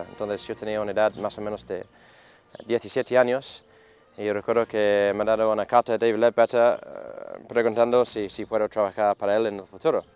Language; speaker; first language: Spanish; non-native, fluent; English